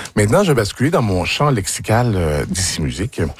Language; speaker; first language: French; native; French